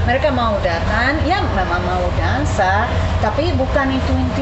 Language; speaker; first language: Indonesian; non-native, fluent; Spanish